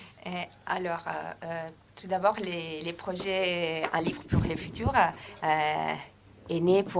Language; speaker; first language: French; non-native, fluent; Italian